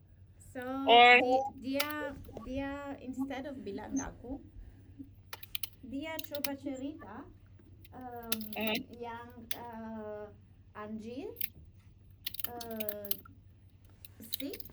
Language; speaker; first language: Indonesian; non-native, learner; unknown